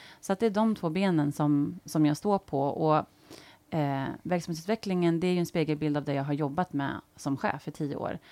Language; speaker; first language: Swedish; native; Swedish